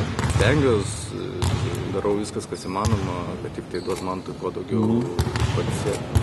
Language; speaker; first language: Lithuanian; native; Lithuanian